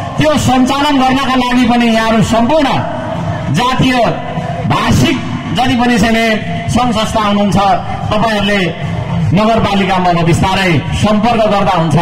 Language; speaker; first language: Nepali; non-native, local second language; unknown